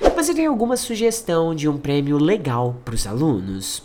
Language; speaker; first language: Portuguese; native; Portuguese